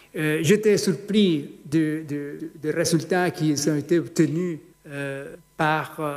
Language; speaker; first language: French; non-native, fluent; Spanish